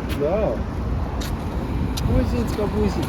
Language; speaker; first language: Russian; non-native, learner; Georgian